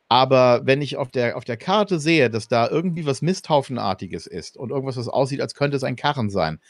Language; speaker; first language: German; native; German